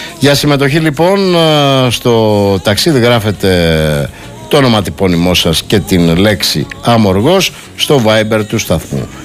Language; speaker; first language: Greek; native; Greek